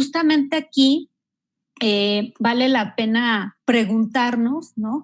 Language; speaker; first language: Spanish; native; Spanish